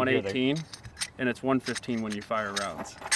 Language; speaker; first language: English; native; English